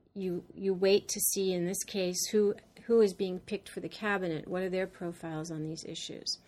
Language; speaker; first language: English; native; English